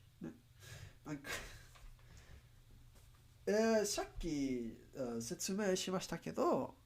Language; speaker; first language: Japanese; non-native, learner; English